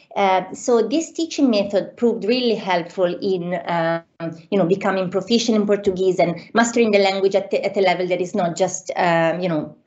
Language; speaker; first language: English; non-native, fluent; Italian